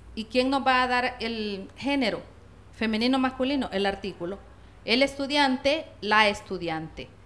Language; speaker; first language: Spanish; native; Spanish